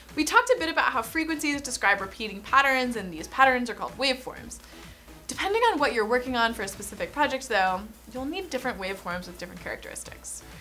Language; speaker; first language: English; native; English